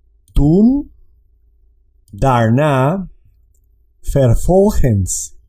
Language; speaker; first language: Dutch; non-native, learner; Spanish